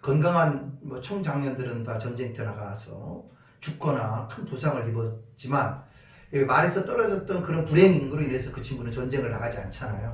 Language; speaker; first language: Korean; native; Korean